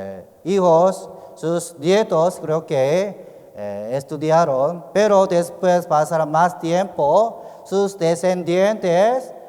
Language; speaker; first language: Spanish; non-native, learner; Korean